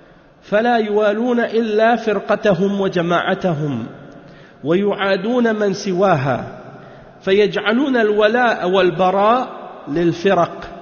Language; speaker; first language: Arabic; non-native, fluent; French